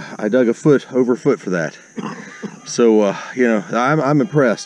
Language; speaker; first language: English; native; English